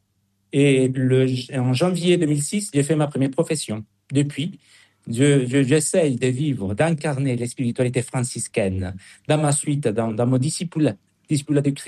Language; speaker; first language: French; non-native, fluent; Spanish